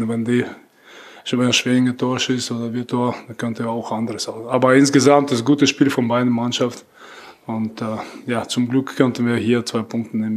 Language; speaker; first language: German; non-native, fluent; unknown